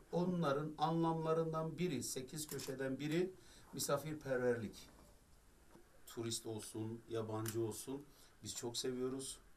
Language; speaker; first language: Turkish; native; Turkish